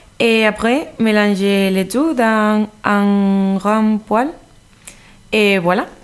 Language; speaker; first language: French; non-native, learner; Spanish